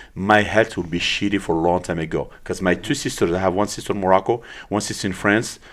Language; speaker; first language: English; early bilingual, other home language; Arabic